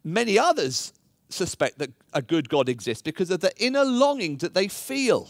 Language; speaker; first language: English; native; English